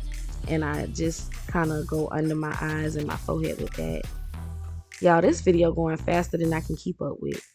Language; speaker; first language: English; native; English